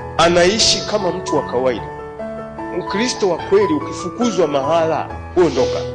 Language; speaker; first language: Swahili; native; Swahili